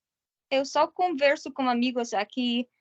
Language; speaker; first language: Portuguese; non-native, learner; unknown